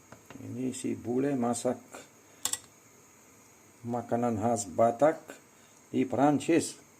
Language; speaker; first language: Indonesian; non-native, learner; French